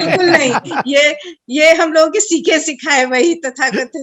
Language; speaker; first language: Hindi; native; Hindi